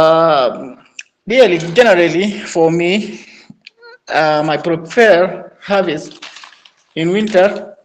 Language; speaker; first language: English; non-native, learner; Arabic